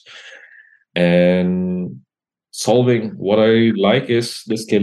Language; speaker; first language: English; non-native, local second language; Assamese